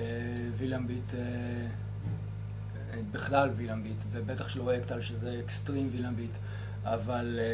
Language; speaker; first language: Hebrew; native; Hebrew